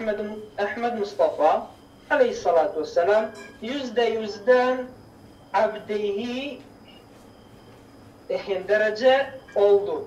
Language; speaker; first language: Turkish; non-native, learner; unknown